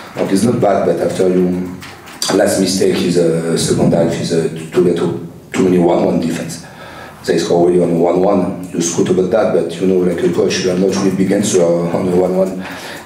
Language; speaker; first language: English; non-native, learner; French